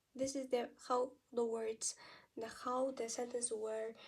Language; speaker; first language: English; non-native, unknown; Kazakh